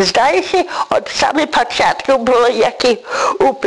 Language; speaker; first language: Ukrainian; early bilingual, heritage; English